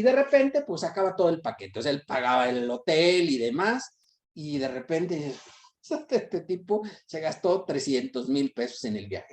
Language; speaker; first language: Spanish; native; Spanish